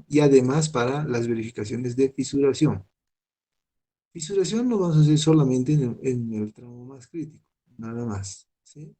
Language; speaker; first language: Spanish; native; Spanish